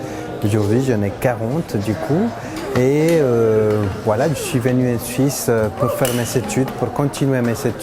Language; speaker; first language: French; non-native, fluent; Spanish